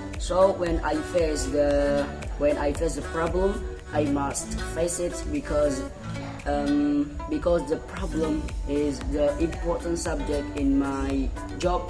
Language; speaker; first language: English; non-native, learner; Indonesian